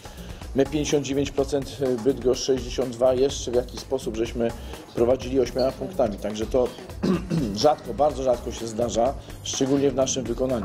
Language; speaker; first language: Polish; native; Polish